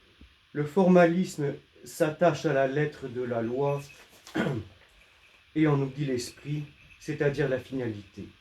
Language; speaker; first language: French; native; French